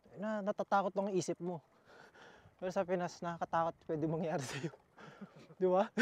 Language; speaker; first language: Filipino; native; Filipino